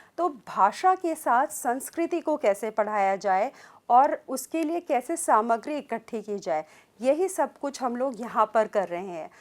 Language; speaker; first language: Hindi; native; Hindi